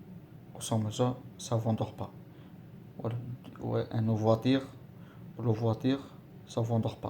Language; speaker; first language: French; non-native, learner; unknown